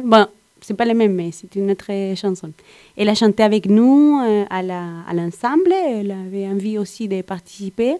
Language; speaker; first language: French; non-native, learner; Spanish